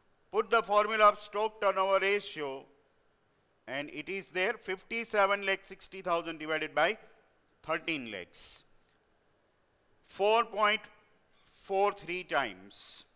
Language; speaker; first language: English; non-native, local second language; Gujarati